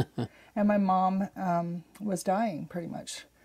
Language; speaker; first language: English; native; English